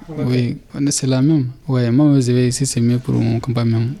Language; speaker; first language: French; non-native, learner; Bambara